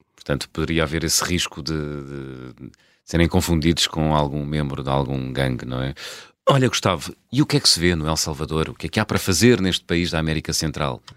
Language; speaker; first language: Portuguese; native; Portuguese